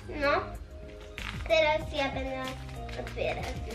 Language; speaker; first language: Polish; early bilingual, heritage; Polish